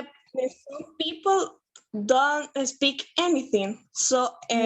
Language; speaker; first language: English; non-native, learner; Spanish